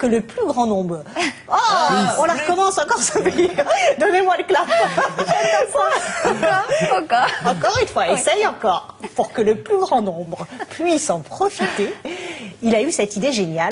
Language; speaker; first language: French; native; French